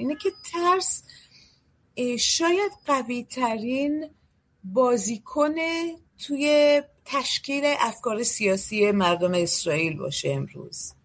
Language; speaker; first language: Persian; early bilingual, heritage; Persian